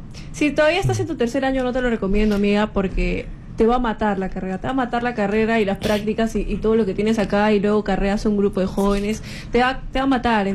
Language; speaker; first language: Spanish; native; Spanish